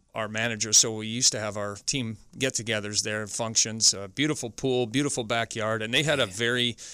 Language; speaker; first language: English; native; English